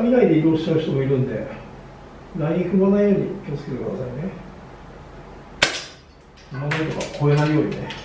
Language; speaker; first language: Japanese; native; Japanese